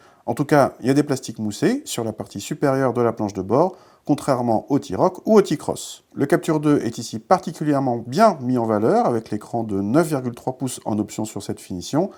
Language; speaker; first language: French; native; French